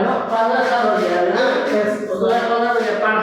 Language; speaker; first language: Hindi; non-native, learner; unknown